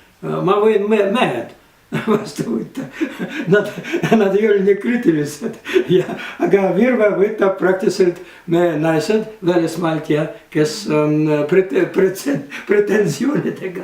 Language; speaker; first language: Estonian; non-native, learner; Russian